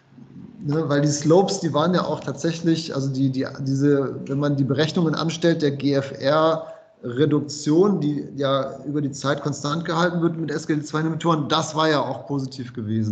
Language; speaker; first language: German; native; German